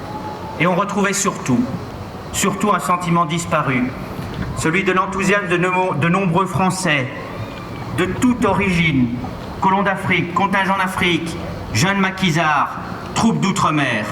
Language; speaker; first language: French; native; French